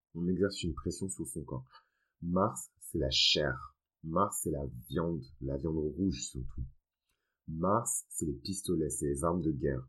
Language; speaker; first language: French; early bilingual, other home language; Fon